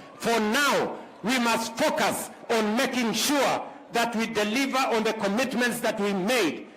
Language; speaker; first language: English; non-native, local second language; Kalenjin